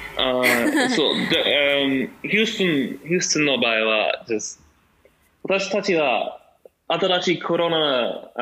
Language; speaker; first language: Japanese; non-native, fluent; English